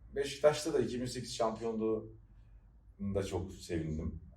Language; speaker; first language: Turkish; native; Turkish